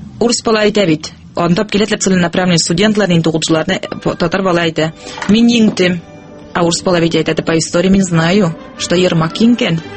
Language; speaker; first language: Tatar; native; Tatar